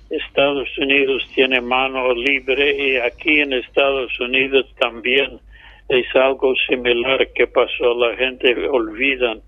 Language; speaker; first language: Spanish; non-native, fluent; English